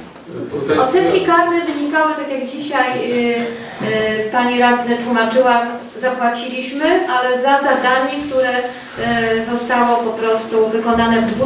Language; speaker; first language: Polish; native; Polish